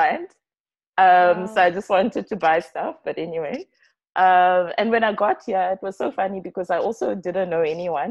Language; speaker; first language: English; non-native, local second language; Shona